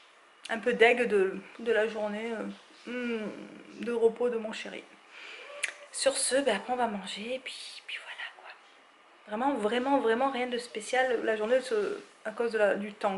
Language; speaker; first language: French; native; French